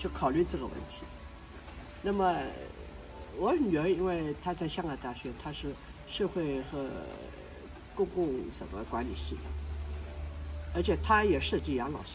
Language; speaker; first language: Chinese; non-native, local second language; Wu Chinese